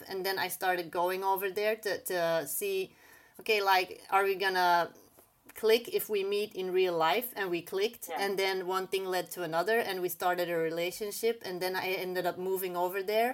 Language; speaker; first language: English; non-native, fluent; Dutch